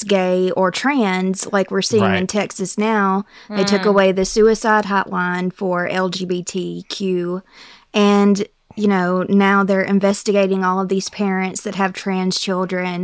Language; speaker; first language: English; native; English